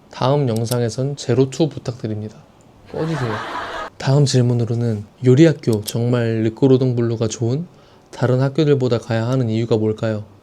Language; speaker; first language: Korean; native; Korean